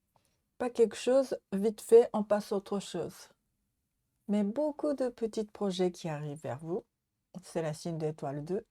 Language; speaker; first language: French; non-native, learner; Japanese